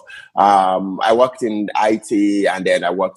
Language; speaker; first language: English; non-native, local second language; Yoruba